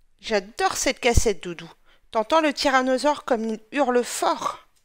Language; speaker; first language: French; native; French